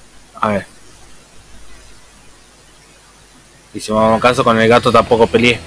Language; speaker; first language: Spanish; native; Spanish